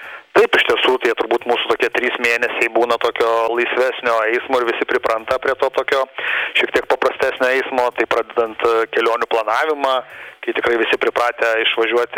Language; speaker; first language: Lithuanian; native; Lithuanian